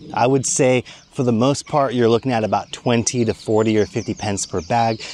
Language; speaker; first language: English; native; English